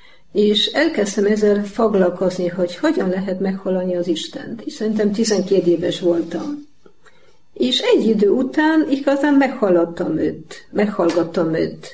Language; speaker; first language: Hungarian; non-native, learner; Polish